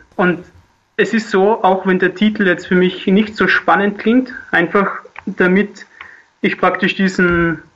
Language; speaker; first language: German; native; German